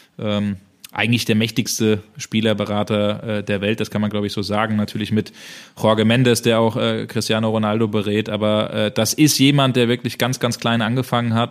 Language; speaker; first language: German; native; German